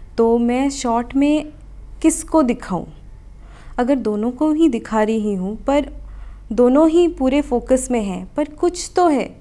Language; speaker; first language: Hindi; non-native, local second language; Odia